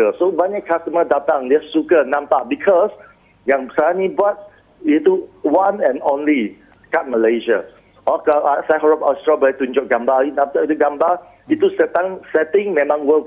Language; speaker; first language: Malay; non-native, local second language; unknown